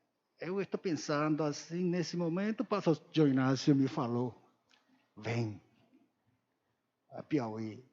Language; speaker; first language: Portuguese; non-native, learner; Korean